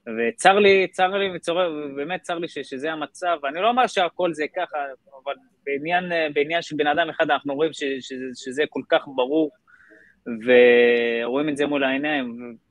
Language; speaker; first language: Hebrew; non-native, local second language; Arabic